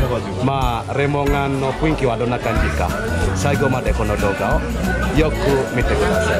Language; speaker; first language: Japanese; non-native, fluent; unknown